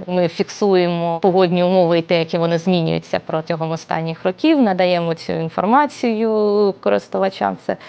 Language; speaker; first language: Ukrainian; native; Ukrainian